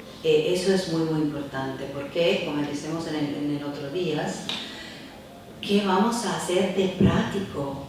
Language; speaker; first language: Spanish; non-native, fluent; Italian